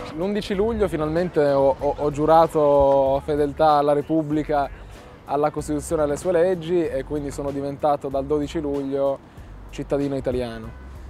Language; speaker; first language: Italian; early bilingual, other home language; Arabic